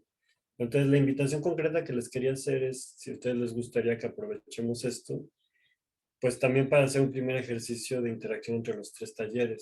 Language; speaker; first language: Spanish; native; Spanish